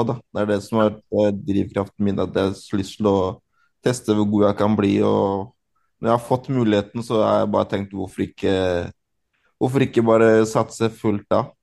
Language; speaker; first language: Norwegian; early bilingual, other home language; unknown